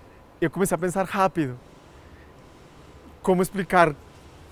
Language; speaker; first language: Portuguese; non-native, fluent; Spanish